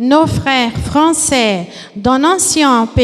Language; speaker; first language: French; non-native, fluent; Portuguese